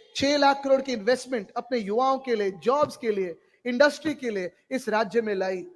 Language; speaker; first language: Hindi; non-native, local second language; Marathi